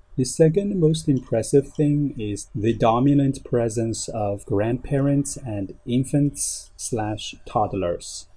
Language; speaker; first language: English; non-native, fluent; Chinese